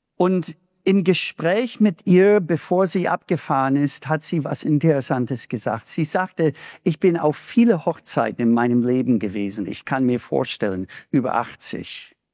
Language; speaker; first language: German; non-native, fluent; English